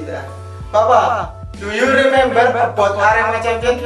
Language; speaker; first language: English; non-native, learner; Indonesian